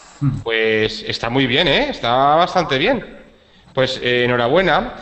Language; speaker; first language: Spanish; native; Spanish